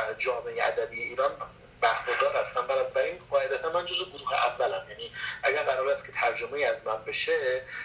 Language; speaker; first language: Persian; non-native, local second language; Kurdish